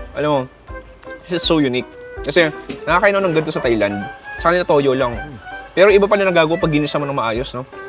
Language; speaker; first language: Filipino; native; Filipino